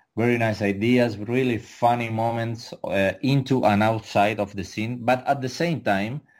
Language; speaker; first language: English; non-native, fluent; Spanish